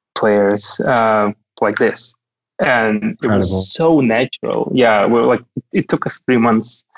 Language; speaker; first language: English; non-native, fluent; Russian